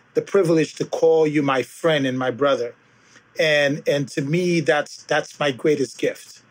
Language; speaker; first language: English; early bilingual, other home language; Haitian Creole